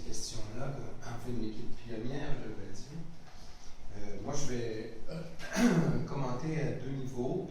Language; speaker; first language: French; native; French